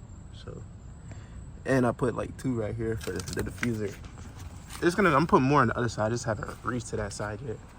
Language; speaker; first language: English; native; English